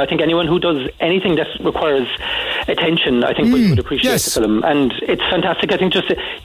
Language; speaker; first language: English; native; English